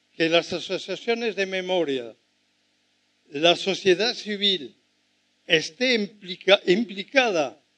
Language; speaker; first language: Spanish; non-native, fluent; French